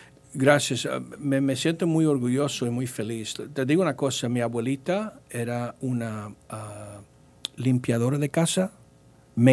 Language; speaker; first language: Spanish; early bilingual, heritage; English